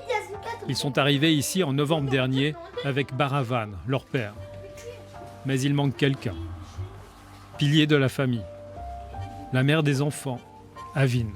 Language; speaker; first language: French; native; French